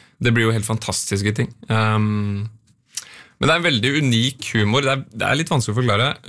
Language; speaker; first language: Norwegian; native; Norwegian